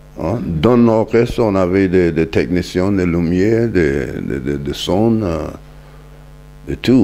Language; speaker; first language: French; non-native, learner; English